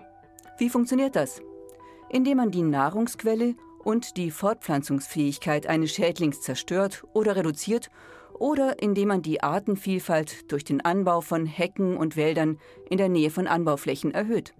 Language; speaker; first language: German; native; German